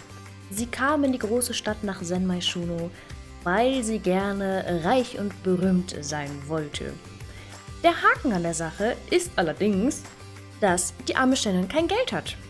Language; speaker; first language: German; native; German